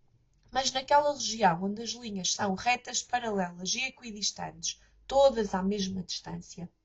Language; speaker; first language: Portuguese; native; Portuguese